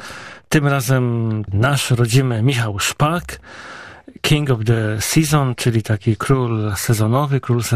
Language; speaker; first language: Polish; native; Polish